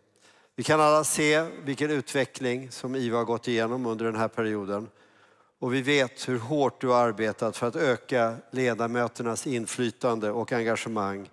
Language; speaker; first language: Swedish; native; Swedish